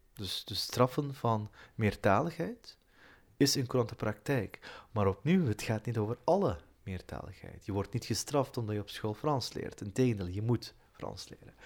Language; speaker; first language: Dutch; early bilingual, other home language; Turkish